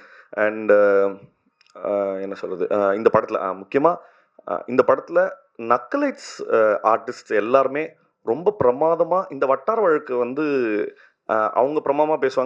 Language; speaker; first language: Tamil; native; Tamil